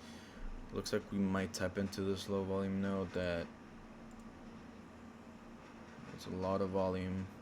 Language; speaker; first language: English; early bilingual, other home language; Spanish